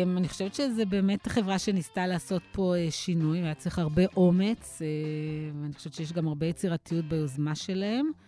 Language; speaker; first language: Hebrew; native; Hebrew